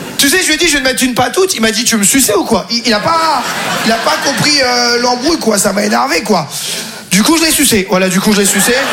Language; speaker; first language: French; native; French